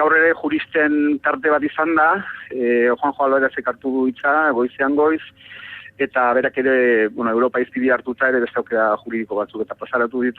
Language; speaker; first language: Basque; native; Basque